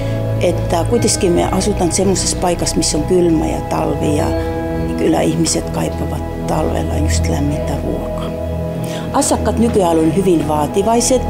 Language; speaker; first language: Finnish; non-native, fluent; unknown